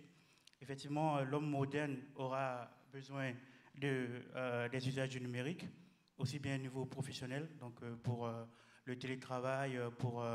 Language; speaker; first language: French; native; French